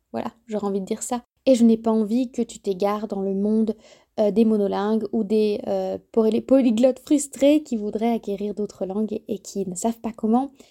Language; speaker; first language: French; native; French